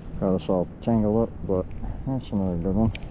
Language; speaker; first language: English; native; English